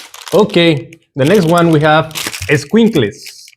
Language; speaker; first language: English; non-native, learner; Spanish